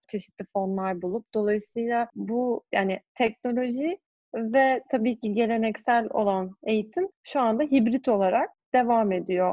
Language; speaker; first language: Turkish; native; Turkish